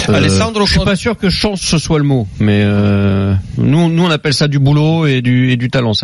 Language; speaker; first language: French; native; French